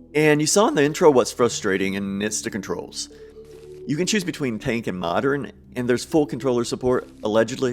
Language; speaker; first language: English; native; English